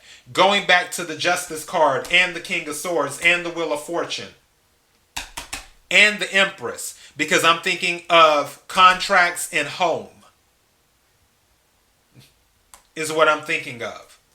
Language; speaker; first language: English; native; English